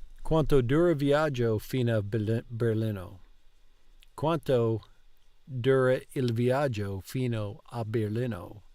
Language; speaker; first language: Italian; non-native, learner; English